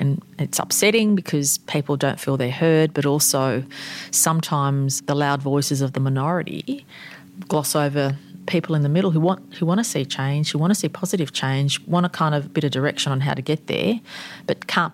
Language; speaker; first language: English; non-native, local second language; Armenian